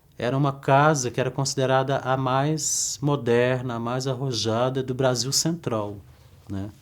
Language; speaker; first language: Portuguese; native; Portuguese